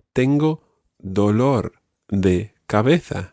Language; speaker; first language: Spanish; non-native, fluent; English